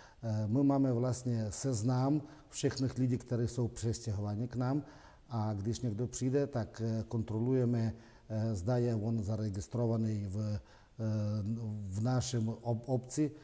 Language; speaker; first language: Czech; non-native, fluent; Ukrainian